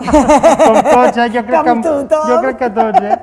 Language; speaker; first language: Catalan; native; Catalan